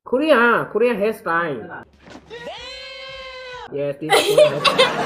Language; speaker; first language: English; non-native, learner; Korean